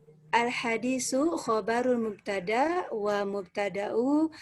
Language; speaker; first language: Arabic; non-native, learner; Indonesian